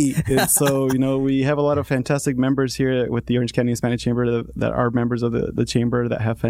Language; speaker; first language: English; native; English